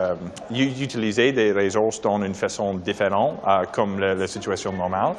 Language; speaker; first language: French; non-native, local second language; English